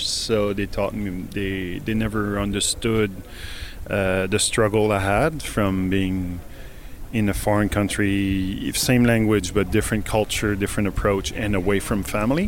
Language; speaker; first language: English; native; English